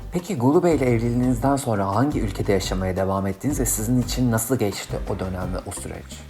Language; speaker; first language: Turkish; native; Turkish